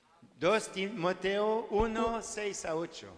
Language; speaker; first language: Spanish; non-native, learner; French